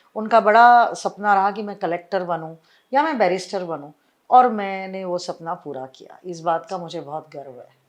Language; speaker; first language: Hindi; non-native, local second language; Marwari